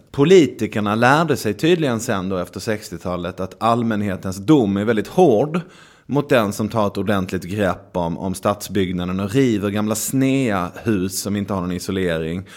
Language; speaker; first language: Swedish; native; Swedish